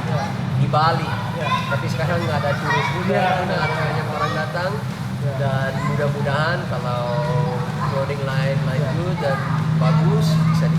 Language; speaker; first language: Indonesian; non-native, fluent; Dutch